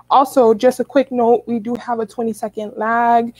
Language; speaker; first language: English; native; English